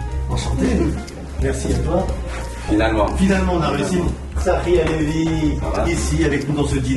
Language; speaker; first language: French; native; French